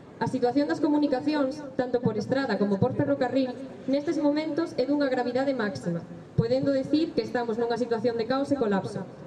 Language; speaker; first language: Galician; native; Galician